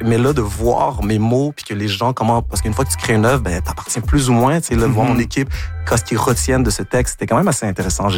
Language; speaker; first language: French; native; French